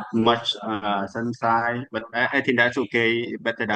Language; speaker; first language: English; non-native, learner; Vietnamese